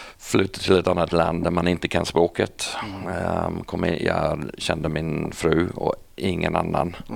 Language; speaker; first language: Swedish; non-native, fluent; English